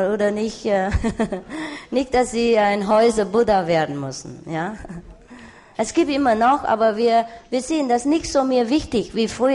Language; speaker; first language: German; non-native, learner; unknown